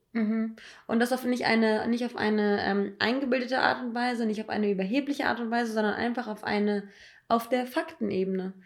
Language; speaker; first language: German; native; German